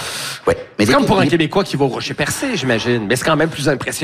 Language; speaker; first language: French; native; French